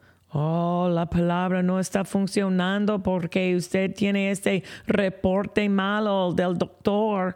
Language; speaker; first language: Spanish; non-native, fluent; English